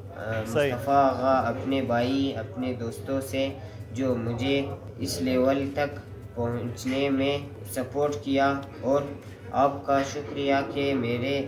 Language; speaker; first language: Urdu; non-native, local second language; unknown